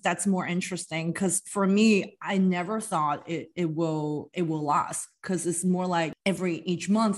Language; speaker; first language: English; non-native, local second language; Cantonese